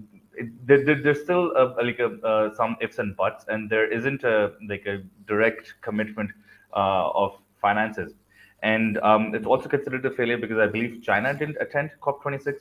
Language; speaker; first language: English; non-native, local second language; Urdu